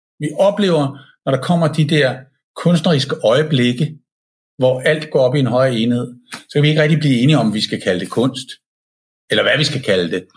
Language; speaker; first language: Danish; native; Danish